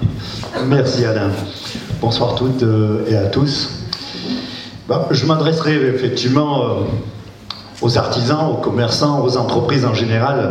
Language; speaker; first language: French; native; French